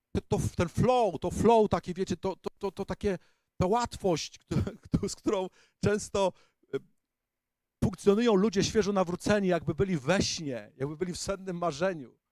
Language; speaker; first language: Polish; native; Polish